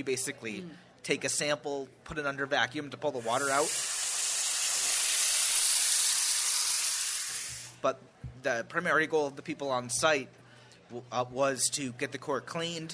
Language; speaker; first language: English; native; English